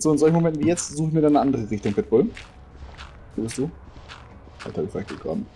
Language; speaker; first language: German; native; German